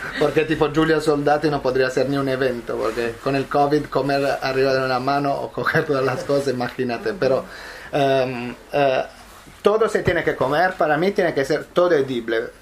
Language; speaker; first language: Spanish; non-native, fluent; Italian